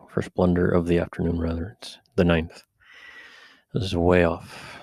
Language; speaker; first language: English; early bilingual, other home language; Spanish